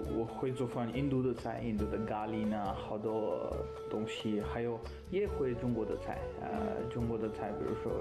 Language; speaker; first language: Chinese; non-native, learner; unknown